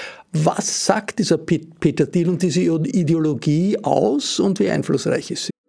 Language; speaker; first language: German; native; German